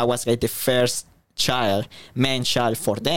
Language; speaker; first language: English; non-native, fluent; Spanish